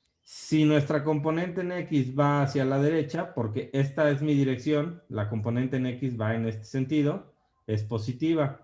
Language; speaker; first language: Spanish; native; Spanish